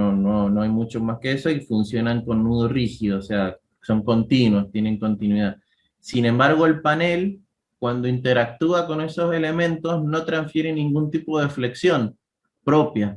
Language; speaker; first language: Spanish; native; Spanish